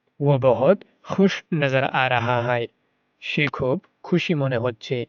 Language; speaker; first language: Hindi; non-native, learner; Bangla